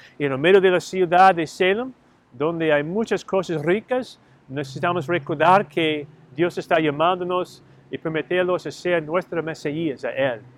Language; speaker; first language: Spanish; non-native, learner; English